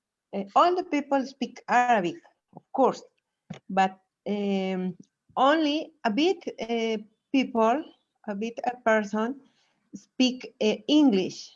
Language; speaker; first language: English; non-native, fluent; Spanish